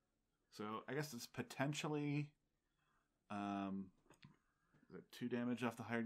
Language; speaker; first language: English; native; English